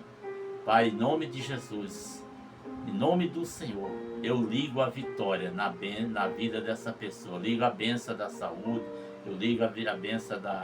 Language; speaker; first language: Portuguese; native; Portuguese